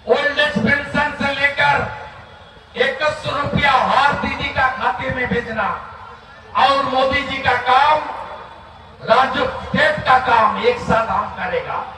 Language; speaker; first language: Hindi; non-native, local second language; Bangla